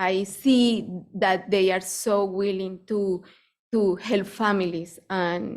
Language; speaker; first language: English; non-native, fluent; Spanish